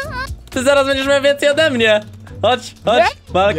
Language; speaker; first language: Polish; native; Polish